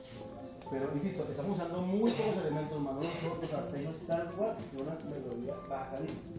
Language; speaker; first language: Spanish; native; Spanish